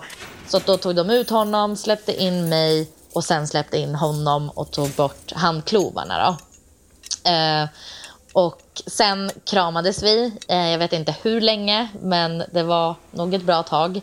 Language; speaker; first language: Swedish; native; Swedish